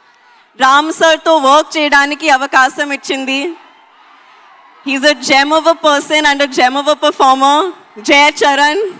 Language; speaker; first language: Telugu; non-native, learner; Hindi